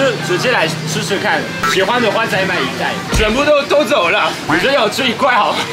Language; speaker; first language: Chinese; non-native, fluent; French